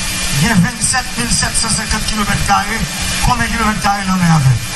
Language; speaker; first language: French; non-native, local second language; Haitian Creole